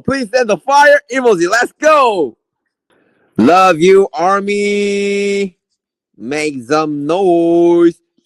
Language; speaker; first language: English; non-native, learner; Korean